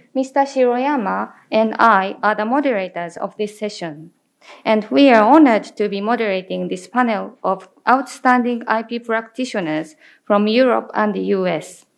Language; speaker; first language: English; non-native, fluent; Japanese